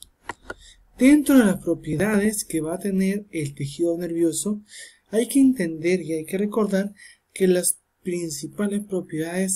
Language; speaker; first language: Spanish; native; Spanish